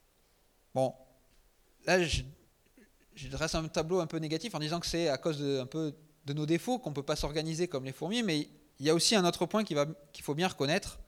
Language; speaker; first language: French; native; French